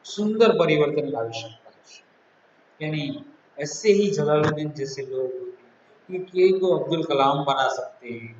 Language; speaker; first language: Hindi; non-native, local second language; Gujarati